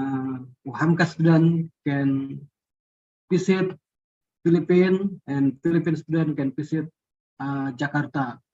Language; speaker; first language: English; non-native, learner; Indonesian